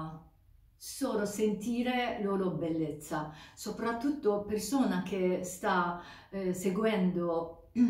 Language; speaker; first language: Italian; non-native, fluent; Japanese